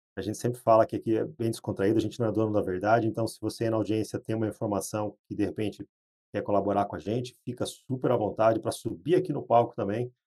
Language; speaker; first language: Portuguese; native; Portuguese